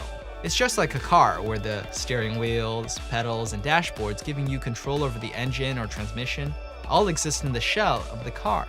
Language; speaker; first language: English; native; English